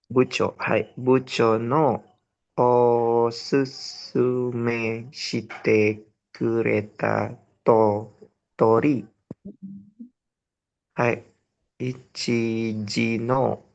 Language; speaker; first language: Japanese; non-native, learner; Indonesian